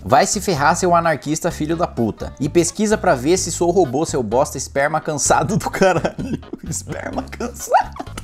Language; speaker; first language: Portuguese; native; Portuguese